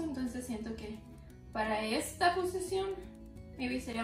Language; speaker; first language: Spanish; early bilingual, heritage; Spanish